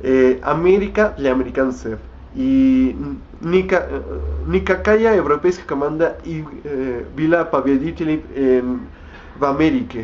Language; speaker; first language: Russian; non-native, learner; Spanish